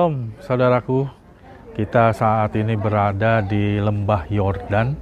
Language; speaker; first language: Indonesian; native; Indonesian